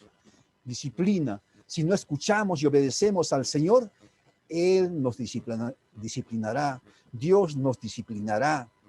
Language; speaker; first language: Spanish; native; Spanish